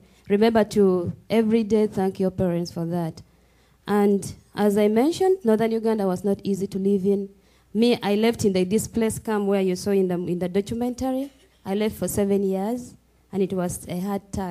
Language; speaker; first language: English; non-native, local second language; Acoli